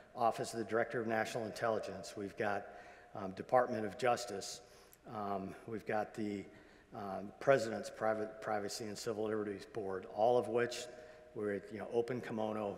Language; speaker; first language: English; native; English